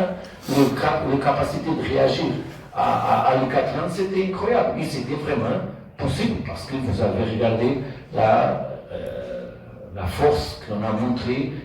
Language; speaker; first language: French; non-native, fluent; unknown